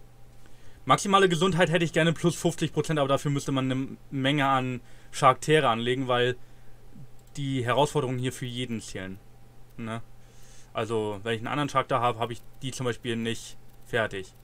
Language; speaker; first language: German; native; German